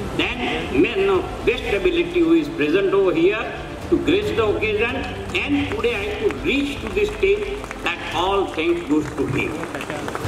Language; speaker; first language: English; non-native, local second language; Gujarati